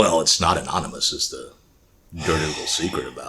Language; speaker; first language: English; native; English